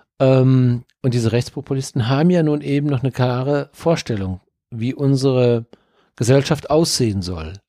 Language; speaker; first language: German; native; German